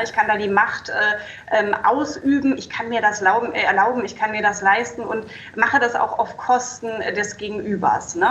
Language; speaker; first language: German; native; German